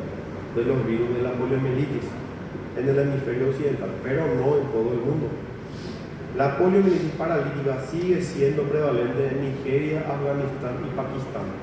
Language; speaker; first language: Spanish; native; Spanish